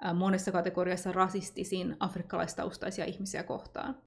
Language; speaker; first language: Finnish; native; Finnish